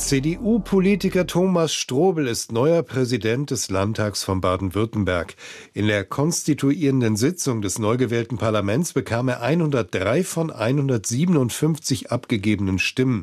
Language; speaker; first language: German; native; German